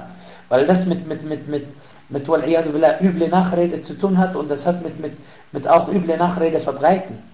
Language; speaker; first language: German; non-native, fluent; Arabic